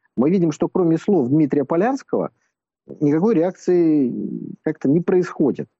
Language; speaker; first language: Russian; native; Russian